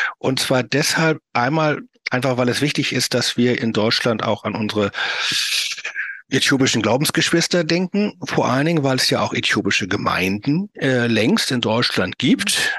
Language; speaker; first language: German; native; German